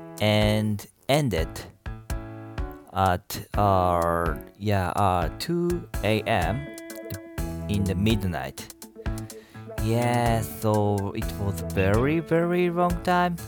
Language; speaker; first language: English; non-native, learner; Japanese